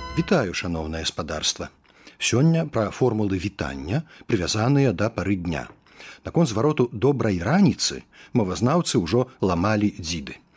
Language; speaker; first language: Belarusian; native; Belarusian